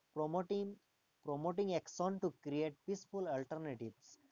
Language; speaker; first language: English; non-native, local second language; Assamese